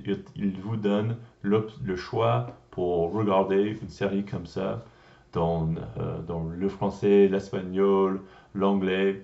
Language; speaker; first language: French; non-native, learner; English